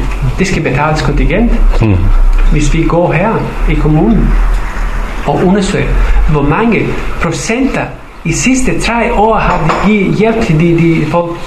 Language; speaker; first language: Danish; non-native, fluent; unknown